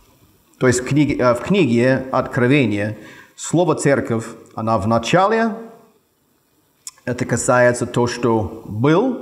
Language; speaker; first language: Russian; non-native, fluent; English